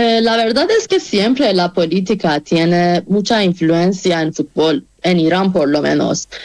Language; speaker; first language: Spanish; non-native, fluent; Persian